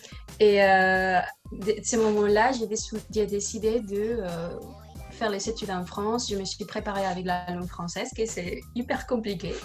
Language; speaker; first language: French; non-native, learner; Spanish